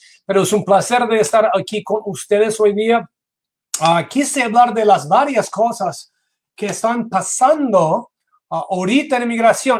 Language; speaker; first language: Spanish; non-native, fluent; English